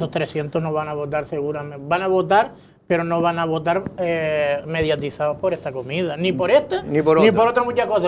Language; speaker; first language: Spanish; native; Spanish